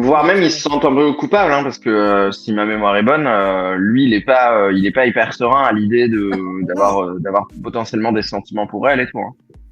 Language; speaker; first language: French; native; French